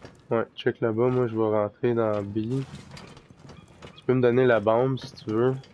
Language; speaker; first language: French; native; French